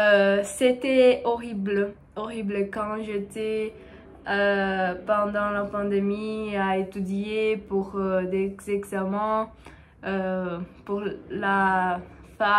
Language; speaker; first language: French; non-native, learner; Portuguese